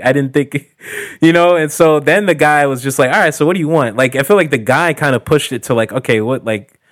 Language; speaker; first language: English; native; English